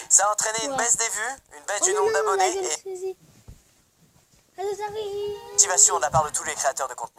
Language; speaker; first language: French; native; French